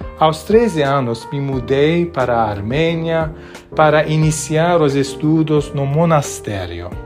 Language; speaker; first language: Portuguese; non-native, fluent; Armenian